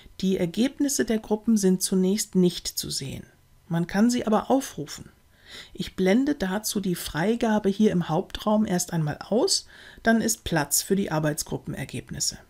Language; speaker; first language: German; native; German